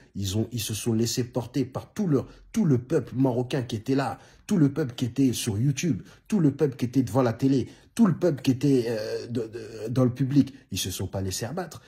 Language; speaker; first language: French; native; French